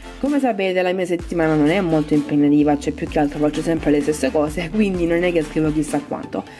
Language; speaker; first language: Italian; native; Italian